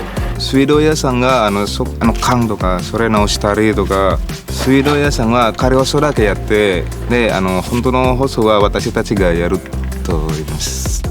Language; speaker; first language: Japanese; non-native, fluent; Indonesian